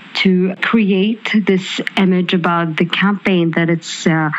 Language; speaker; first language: English; non-native, fluent; Arabic